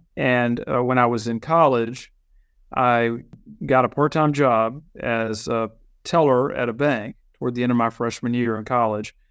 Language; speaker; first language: English; native; English